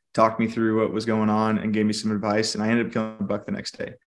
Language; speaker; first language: English; native; English